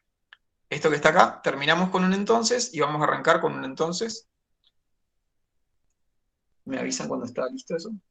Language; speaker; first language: Spanish; native; Spanish